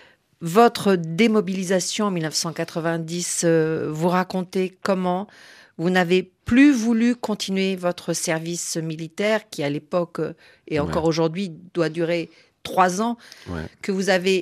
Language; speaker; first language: French; native; French